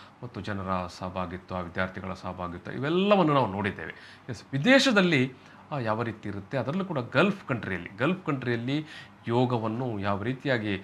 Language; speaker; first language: Kannada; native; Kannada